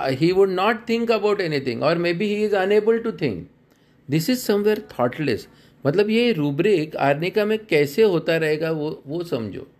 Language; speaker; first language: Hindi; non-native, local second language; Marathi